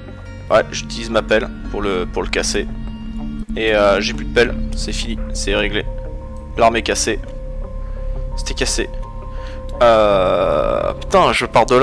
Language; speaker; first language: French; native; French